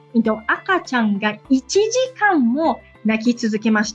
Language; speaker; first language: Japanese; non-native, fluent; Portuguese